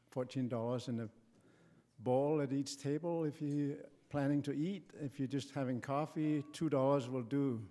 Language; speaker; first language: English; non-native, fluent; Danish